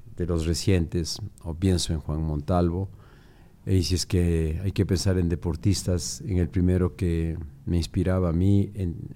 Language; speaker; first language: Spanish; native; Spanish